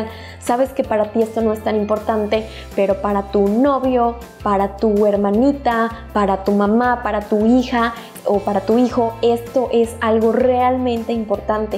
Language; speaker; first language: Spanish; native; Spanish